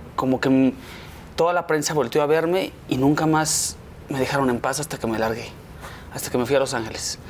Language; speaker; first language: Spanish; native; Spanish